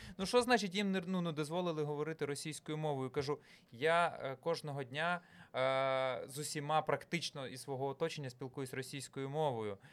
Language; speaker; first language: Ukrainian; non-native, local second language; Russian